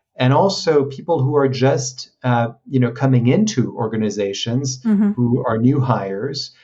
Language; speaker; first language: English; non-native, fluent; French